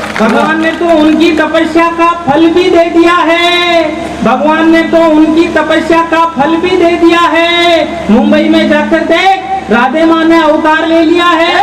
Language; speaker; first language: Hindi; native; Hindi